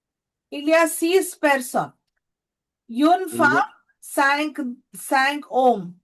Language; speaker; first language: French; non-native, fluent; Telugu